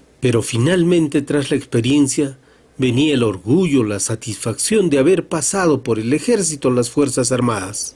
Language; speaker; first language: Spanish; native; Spanish